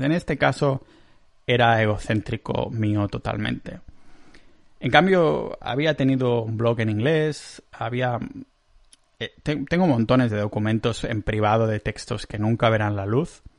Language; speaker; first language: Spanish; non-native, local second language; Catalan